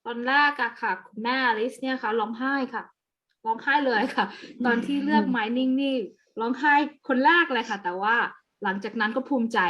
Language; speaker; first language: Thai; early bilingual, other home language; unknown